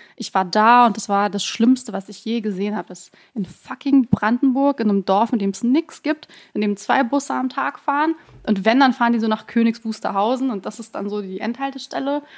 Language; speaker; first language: German; early bilingual, other home language; Persian